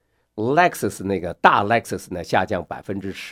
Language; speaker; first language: Chinese; native; Chinese